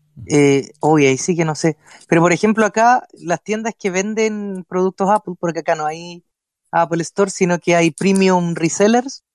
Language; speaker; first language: Spanish; native; Spanish